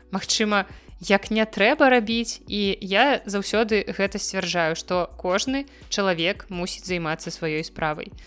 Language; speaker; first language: Belarusian; non-native, local second language; Russian